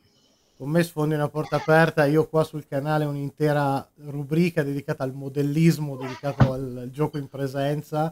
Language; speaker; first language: Italian; native; Italian